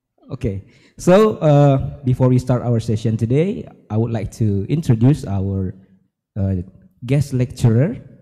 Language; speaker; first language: English; non-native, fluent; Indonesian